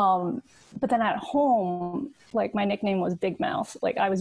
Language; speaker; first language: English; early bilingual, other home language; Cantonese